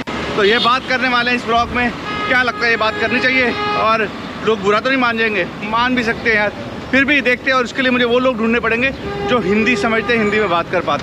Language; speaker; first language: Hindi; native; Hindi